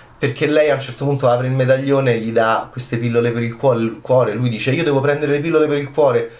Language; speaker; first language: Italian; native; Italian